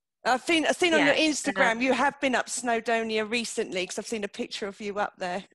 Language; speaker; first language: English; native; English